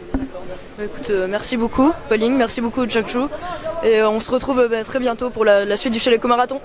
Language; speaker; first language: French; native; French